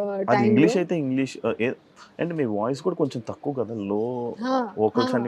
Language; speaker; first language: Telugu; native; Telugu